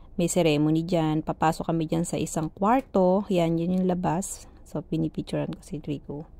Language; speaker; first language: Filipino; native; Filipino